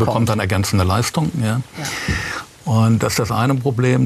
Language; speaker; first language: German; native; German